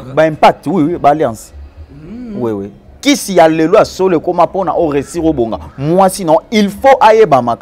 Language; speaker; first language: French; non-native, local second language; Lingala